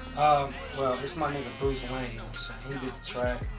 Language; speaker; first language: English; native; English